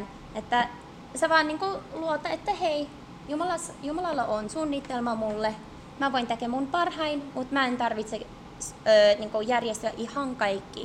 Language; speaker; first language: Finnish; early bilingual, heritage; English